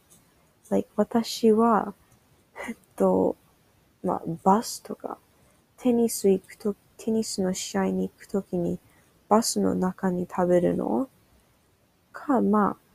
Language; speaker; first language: Japanese; non-native, learner; English